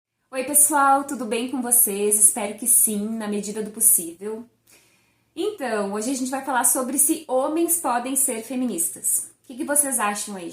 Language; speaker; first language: Portuguese; native; Portuguese